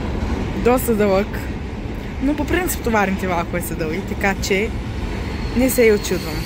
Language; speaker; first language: Bulgarian; native; Bulgarian